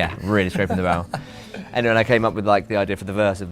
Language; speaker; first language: English; native; English